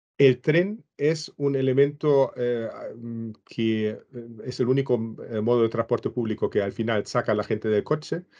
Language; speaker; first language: Spanish; non-native, fluent; German